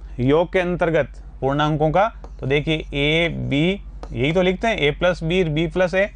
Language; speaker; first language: Hindi; native; Hindi